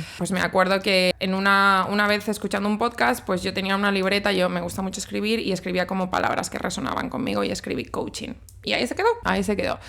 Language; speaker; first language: Spanish; native; Spanish